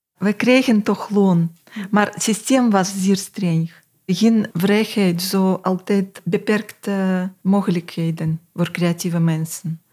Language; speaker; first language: Dutch; non-native, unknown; Russian